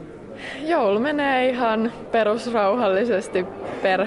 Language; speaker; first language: Finnish; native; Finnish